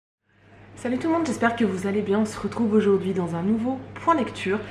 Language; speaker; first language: French; native; French